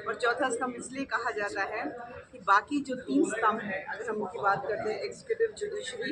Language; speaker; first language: Hindi; native; Hindi